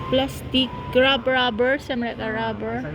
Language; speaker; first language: English; non-native, learner; Filipino